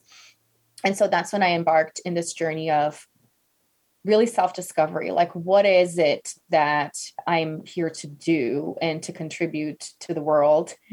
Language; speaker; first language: English; non-native, fluent; Portuguese